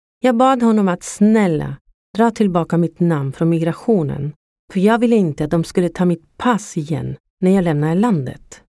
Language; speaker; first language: Swedish; non-native, fluent; Spanish